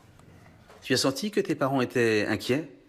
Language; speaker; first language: French; native; French